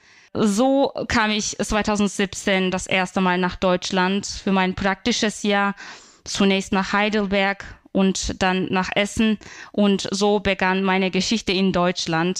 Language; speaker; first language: German; non-native, fluent; Turkish